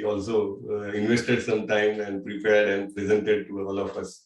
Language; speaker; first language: English; non-native, local second language; Gujarati